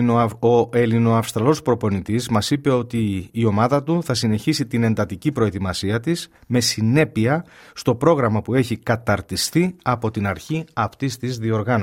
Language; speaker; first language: Greek; native; Greek